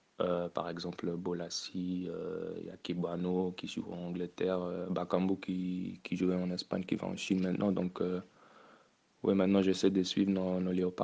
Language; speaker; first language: French; early bilingual, other home language; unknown